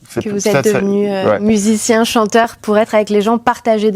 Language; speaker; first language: French; native; French